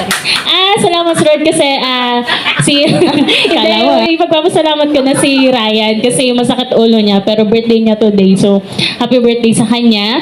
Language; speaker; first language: Filipino; native; Filipino